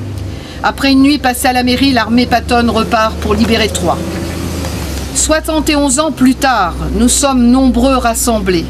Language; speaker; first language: French; native; French